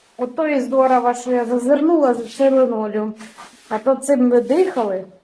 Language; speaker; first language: Ukrainian; non-native, local second language; Russian